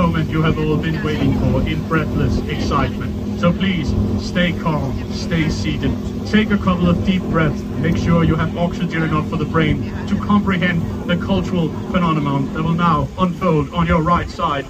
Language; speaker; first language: English; non-native, fluent; Danish